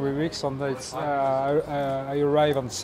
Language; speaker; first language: English; non-native, learner; French